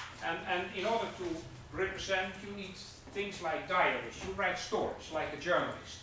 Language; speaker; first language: English; non-native, fluent; Dutch